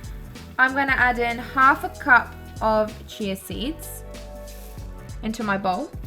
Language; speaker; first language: English; native; English